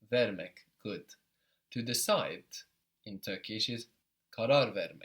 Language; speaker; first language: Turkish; non-native, fluent; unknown